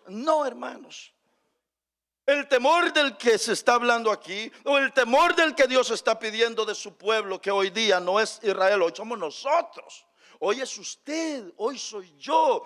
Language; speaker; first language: Spanish; native; Spanish